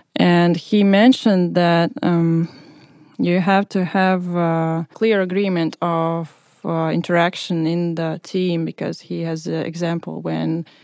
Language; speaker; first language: English; non-native, fluent; Latvian